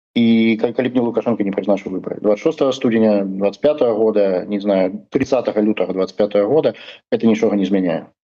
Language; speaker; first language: Belarusian; non-native, local second language; Russian